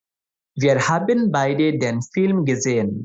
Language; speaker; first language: German; non-native, fluent; Bangla